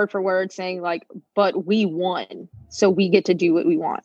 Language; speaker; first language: English; native; English